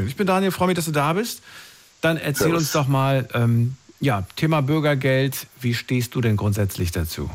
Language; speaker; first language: German; native; German